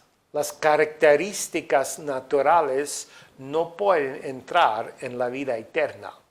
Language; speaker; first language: Spanish; non-native, fluent; English